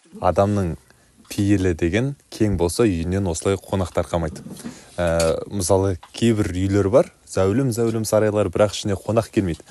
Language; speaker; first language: Kazakh; native; Kazakh